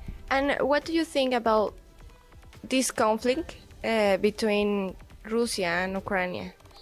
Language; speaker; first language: English; non-native, learner; Spanish